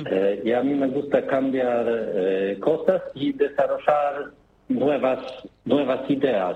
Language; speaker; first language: Spanish; non-native, learner; Polish